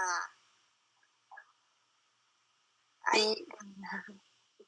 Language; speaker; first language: English; non-native, learner; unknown